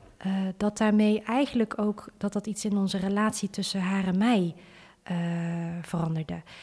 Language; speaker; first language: Dutch; early bilingual, other home language; Vietnamese